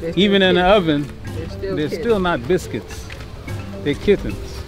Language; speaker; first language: English; native; English